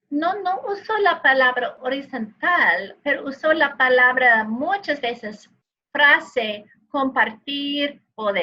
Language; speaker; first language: Spanish; non-native, fluent; English